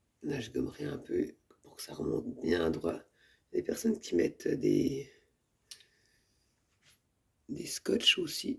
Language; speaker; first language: French; native; French